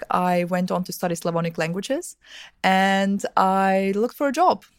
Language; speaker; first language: English; early bilingual, other home language; Russian